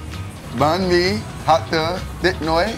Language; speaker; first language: Vietnamese; non-native, learner; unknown